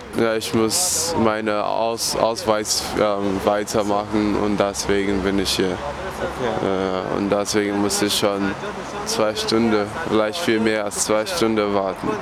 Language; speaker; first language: German; non-native, learner; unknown